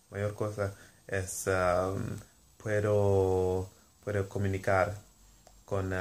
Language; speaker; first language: Spanish; non-native, learner; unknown